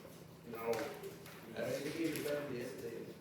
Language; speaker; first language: English; non-native, learner; Ukrainian